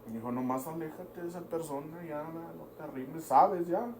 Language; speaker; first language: Spanish; early bilingual, heritage; Spanish